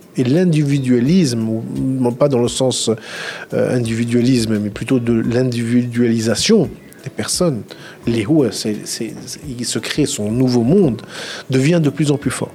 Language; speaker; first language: French; non-native, local second language; Arabic